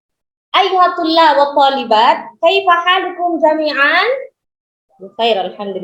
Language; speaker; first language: Arabic; non-native, learner; Indonesian